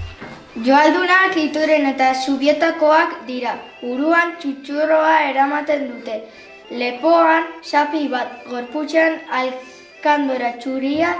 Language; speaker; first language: Basque; non-native, local second language; Spanish